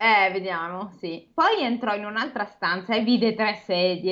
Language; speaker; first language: Italian; native; Italian